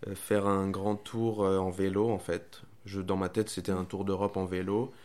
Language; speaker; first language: French; non-native, fluent; Spanish